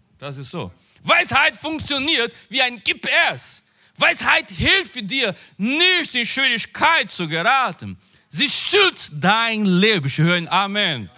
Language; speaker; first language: German; non-native, learner; Portuguese